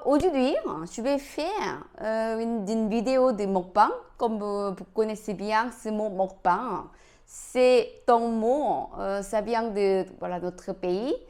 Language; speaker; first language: French; non-native, learner; Korean